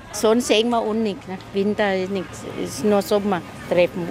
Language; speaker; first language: German; non-native, learner; Thai